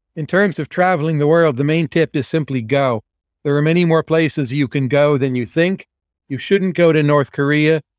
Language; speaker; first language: English; native; English